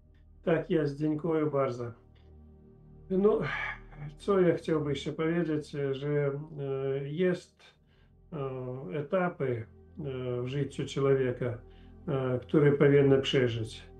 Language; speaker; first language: Polish; non-native, learner; Ukrainian